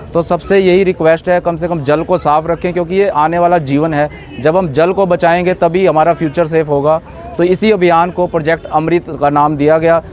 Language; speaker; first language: Hindi; native; Hindi